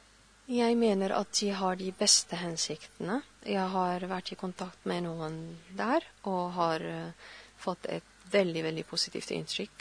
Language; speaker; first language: Norwegian; non-native, fluent; Arabic